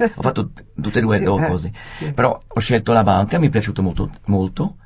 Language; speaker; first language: Italian; non-native, fluent; Swiss German